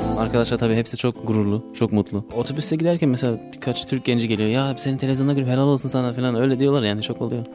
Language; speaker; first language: Turkish; early bilingual, heritage; Turkish